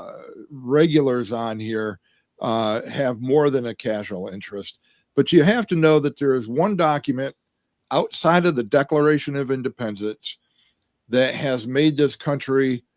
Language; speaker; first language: English; native; English